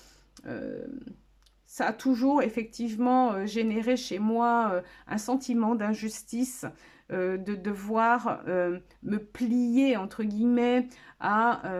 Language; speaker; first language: French; native; French